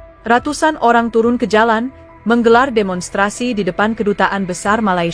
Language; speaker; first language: Indonesian; native; Indonesian